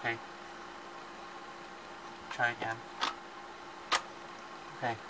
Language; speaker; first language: English; native; English